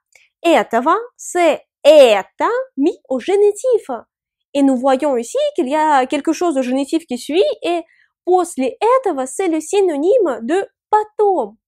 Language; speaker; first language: French; non-native, fluent; Russian